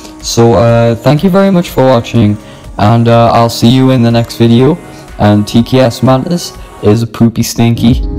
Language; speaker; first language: English; native; English